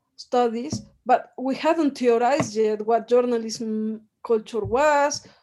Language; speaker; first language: English; non-native, fluent; Spanish